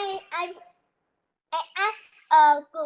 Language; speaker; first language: English; non-native, learner; Vietnamese